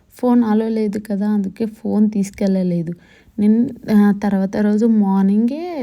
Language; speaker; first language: Telugu; non-native, local second language; Lambadi